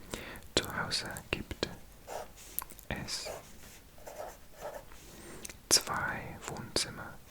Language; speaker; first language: German; non-native, learner; English